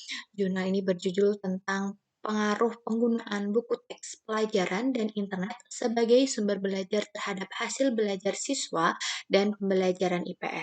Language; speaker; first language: Indonesian; native; Indonesian